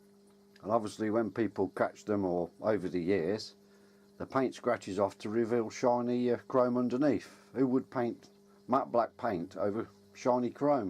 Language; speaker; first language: English; native; English